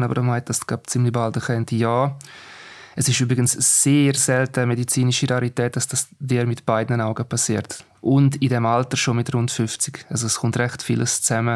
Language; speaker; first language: German; native; German